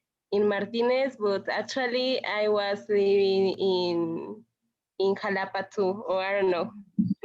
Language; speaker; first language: English; non-native, learner; Spanish